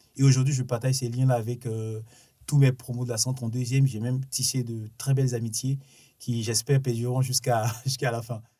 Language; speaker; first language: French; non-native, local second language; Sango